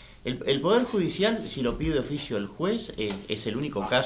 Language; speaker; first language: Spanish; native; Spanish